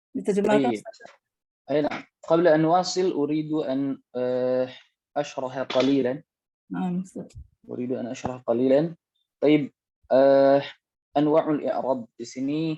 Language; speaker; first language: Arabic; non-native, fluent; Indonesian